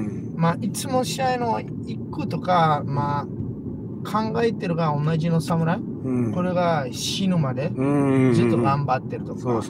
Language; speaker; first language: Japanese; non-native, learner; Portuguese